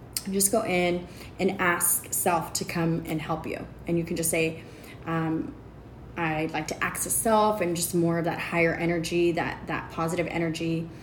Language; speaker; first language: English; early bilingual, other home language; Spanish